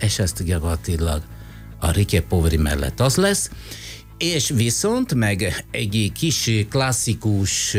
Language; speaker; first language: Hungarian; non-native, fluent; Italian